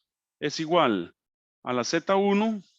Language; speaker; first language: Spanish; native; Spanish